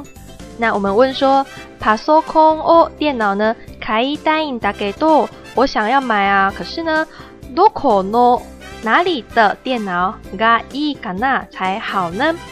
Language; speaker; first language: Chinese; native; Chinese